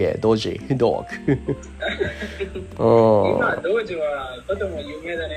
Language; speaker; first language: Japanese; non-native, learner; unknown